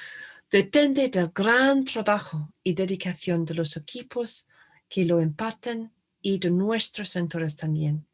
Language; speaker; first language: Spanish; non-native, fluent; English